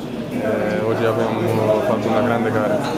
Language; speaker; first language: Italian; non-native, fluent; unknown